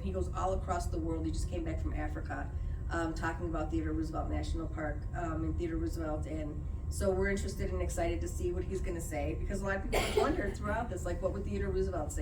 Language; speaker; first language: English; native; English